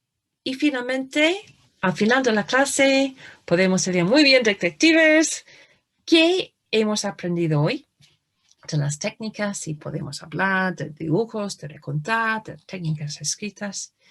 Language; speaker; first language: Spanish; non-native, fluent; English